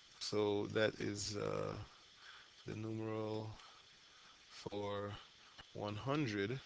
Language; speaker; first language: English; native; English